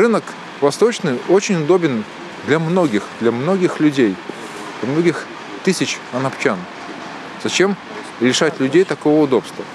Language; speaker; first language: Russian; native; Russian